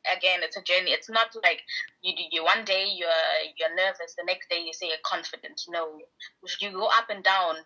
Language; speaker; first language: English; non-native, local second language; Shona